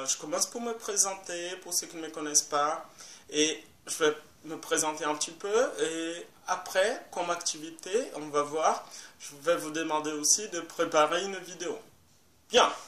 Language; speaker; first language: French; non-native, fluent; Portuguese